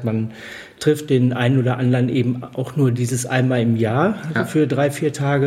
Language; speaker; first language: German; native; German